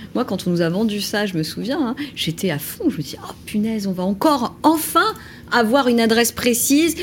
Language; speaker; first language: French; native; French